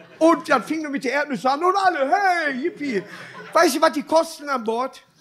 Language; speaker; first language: German; native; German